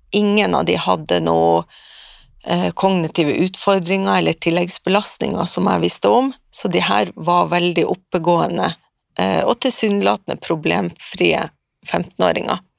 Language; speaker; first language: Norwegian; native; Norwegian